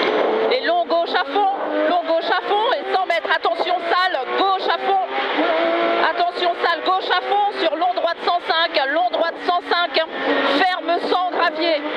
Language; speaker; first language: French; native; French